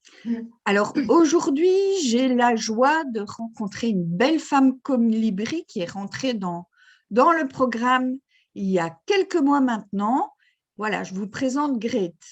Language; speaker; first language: French; native; French